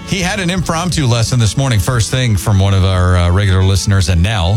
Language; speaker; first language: English; native; English